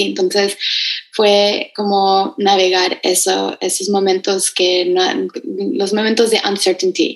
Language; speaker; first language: Spanish; early bilingual, heritage; Spanish